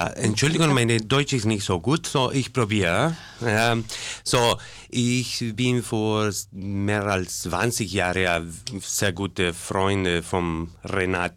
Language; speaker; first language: German; non-native, learner; Spanish